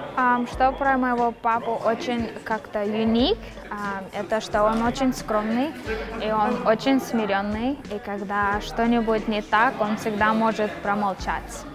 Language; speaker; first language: Russian; early bilingual, heritage; Russian